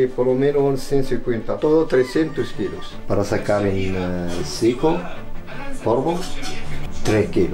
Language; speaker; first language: Spanish; non-native, learner; Arabic